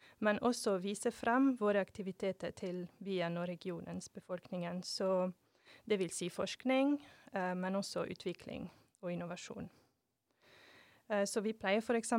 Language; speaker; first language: Norwegian; non-native, fluent; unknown